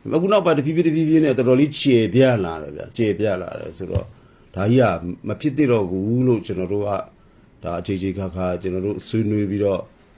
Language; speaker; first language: Burmese; non-native, local second language; S'gaw Karen